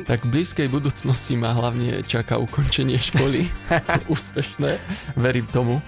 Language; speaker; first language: Slovak; native; Slovak